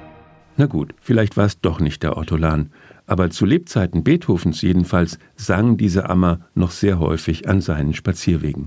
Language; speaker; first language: German; native; German